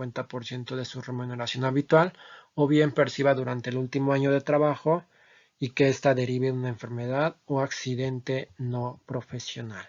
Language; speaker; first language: Spanish; native; Spanish